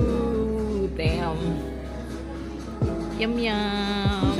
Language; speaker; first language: English; non-native, local second language; Filipino